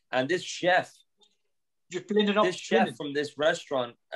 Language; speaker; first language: English; native; English